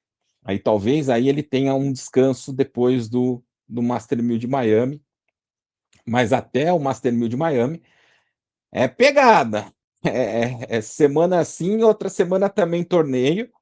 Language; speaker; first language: Portuguese; native; Portuguese